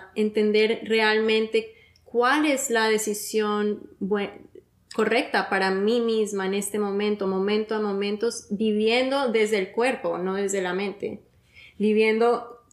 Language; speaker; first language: Spanish; early bilingual, heritage; Spanish